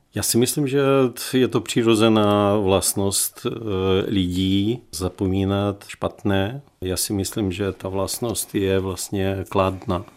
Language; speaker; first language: Czech; non-native, fluent; Ukrainian